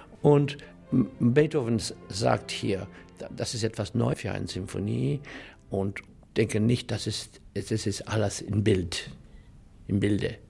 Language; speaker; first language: German; non-native, learner; English